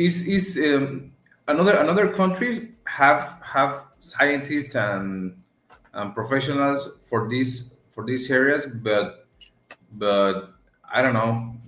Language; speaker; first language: English; non-native, learner; Spanish